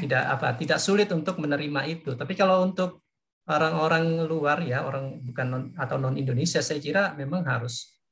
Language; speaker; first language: Indonesian; native; Indonesian